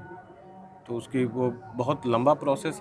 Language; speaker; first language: Hindi; native; Hindi